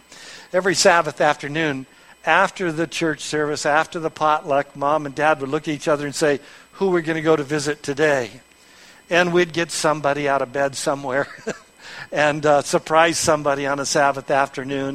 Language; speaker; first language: English; native; English